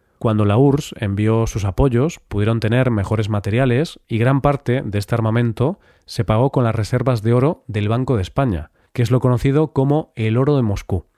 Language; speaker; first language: Spanish; native; Spanish